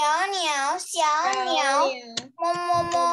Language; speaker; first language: Chinese; non-native, learner; Thai